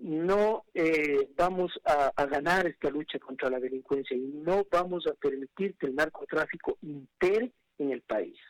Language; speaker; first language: Spanish; native; Spanish